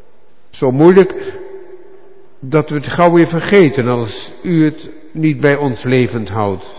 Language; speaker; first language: Dutch; native; Dutch